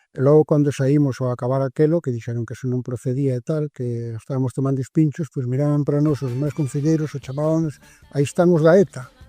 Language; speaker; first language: Galician; native; Galician